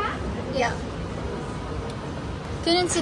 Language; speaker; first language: German; non-native, learner; Filipino